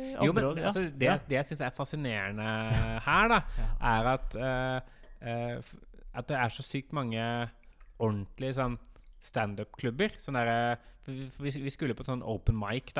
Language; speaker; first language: Norwegian; native; Norwegian